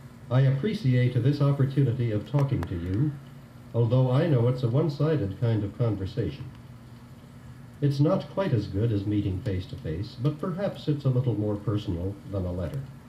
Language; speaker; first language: English; native; English